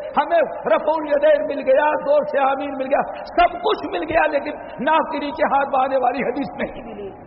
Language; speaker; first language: Urdu; native; Urdu